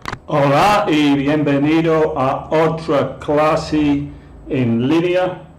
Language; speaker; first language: Spanish; non-native, fluent; English